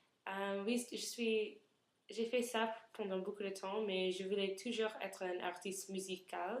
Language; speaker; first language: French; non-native, learner; English